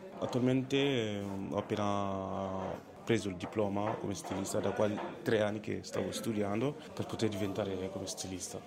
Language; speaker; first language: Italian; non-native, fluent; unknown